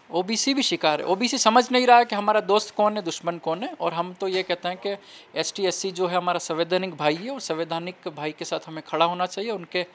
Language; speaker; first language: Hindi; native; Hindi